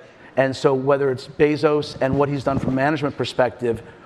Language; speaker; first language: English; native; English